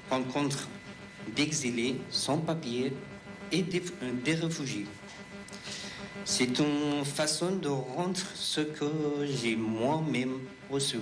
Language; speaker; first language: French; non-native, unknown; Persian